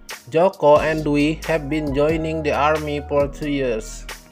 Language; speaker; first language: English; non-native, fluent; Indonesian